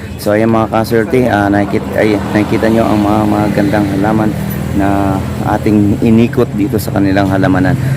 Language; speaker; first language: Filipino; native; Filipino